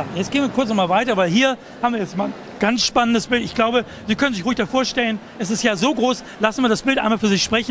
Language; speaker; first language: German; native; German